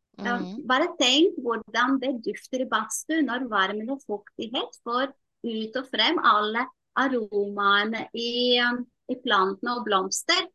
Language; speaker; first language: Norwegian; non-native, fluent; Latvian